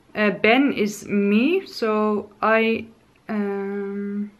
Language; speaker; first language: English; non-native, fluent; Dutch